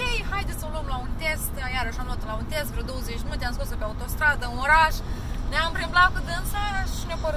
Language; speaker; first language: Romanian; native; Romanian